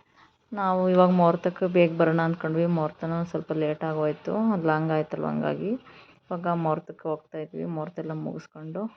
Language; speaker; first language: Kannada; native; Kannada